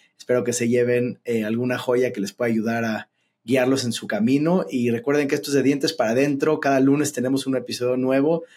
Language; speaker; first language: Spanish; native; Spanish